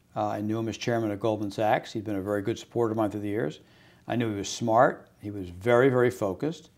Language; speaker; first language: English; native; English